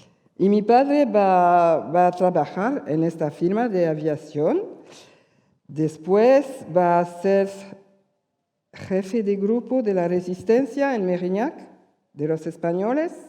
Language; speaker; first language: Spanish; early bilingual, heritage; Spanish